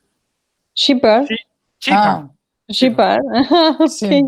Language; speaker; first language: English; non-native, learner; Spanish